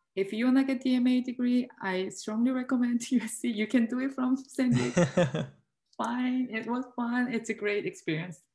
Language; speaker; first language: English; non-native, fluent; Korean